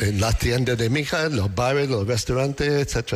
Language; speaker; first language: Spanish; non-native, learner; English